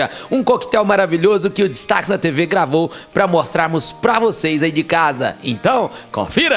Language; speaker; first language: Portuguese; native; Portuguese